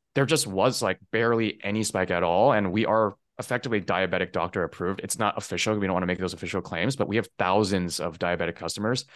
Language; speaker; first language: English; early bilingual, other home language; Chinese